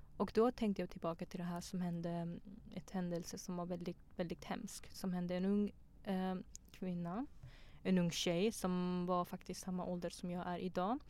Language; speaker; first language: Swedish; early bilingual, other home language; Persian